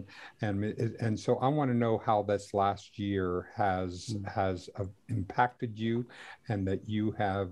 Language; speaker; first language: English; non-native, fluent; Spanish